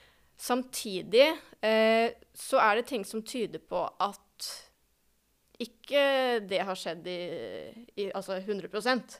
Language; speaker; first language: Norwegian; native; Norwegian